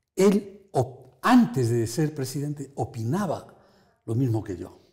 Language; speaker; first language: Spanish; native; Spanish